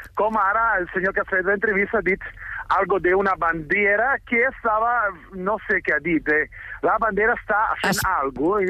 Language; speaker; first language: Catalan; non-native, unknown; Italian